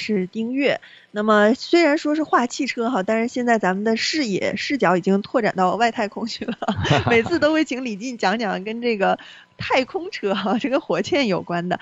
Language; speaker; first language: Chinese; native; Chinese